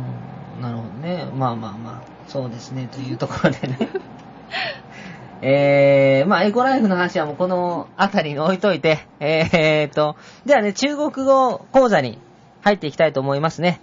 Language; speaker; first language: Japanese; native; Japanese